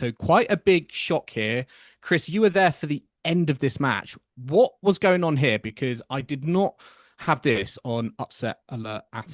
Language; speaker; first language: English; native; English